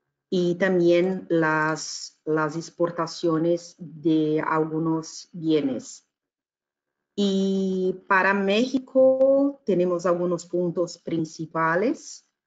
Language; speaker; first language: Spanish; non-native, fluent; Portuguese